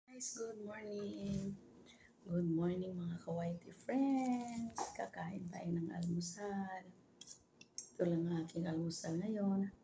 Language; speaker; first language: Filipino; non-native, local second language; Cebuano